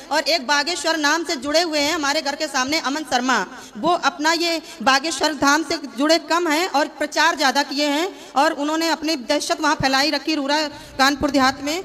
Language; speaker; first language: Hindi; native; Hindi